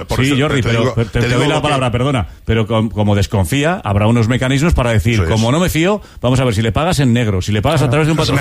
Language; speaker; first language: Spanish; native; Spanish